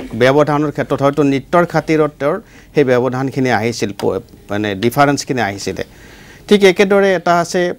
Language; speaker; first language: Assamese; native; Assamese